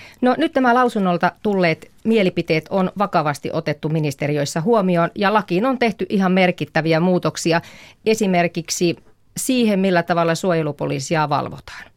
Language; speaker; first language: Finnish; native; Finnish